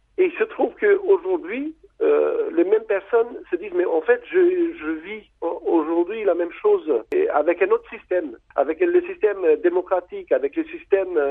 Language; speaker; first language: French; non-native, fluent; Albanian